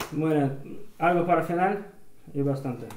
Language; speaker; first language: Spanish; non-native, learner; Russian